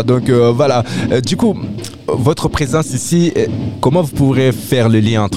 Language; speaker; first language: French; native; French